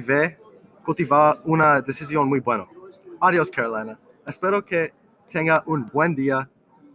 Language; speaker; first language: Spanish; non-native, learner; English